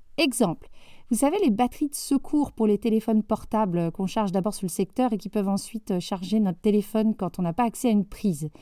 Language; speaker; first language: French; native; French